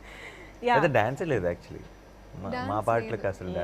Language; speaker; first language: Telugu; native; Telugu